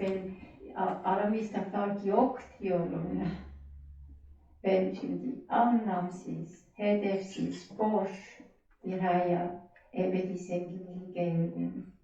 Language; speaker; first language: Turkish; non-native, learner; German